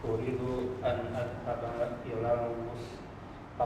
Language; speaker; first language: Arabic; non-native, learner; Indonesian